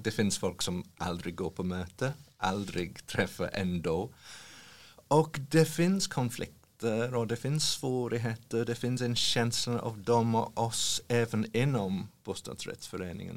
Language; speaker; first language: Swedish; non-native, fluent; English